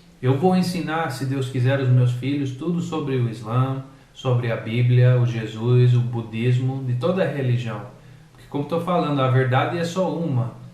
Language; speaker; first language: Portuguese; early bilingual, heritage; English